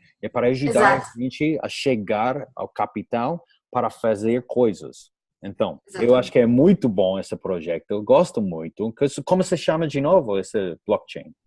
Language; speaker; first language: Portuguese; non-native, learner; English